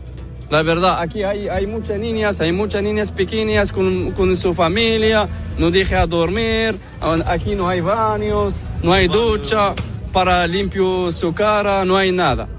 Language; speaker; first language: Spanish; non-native, learner; Arabic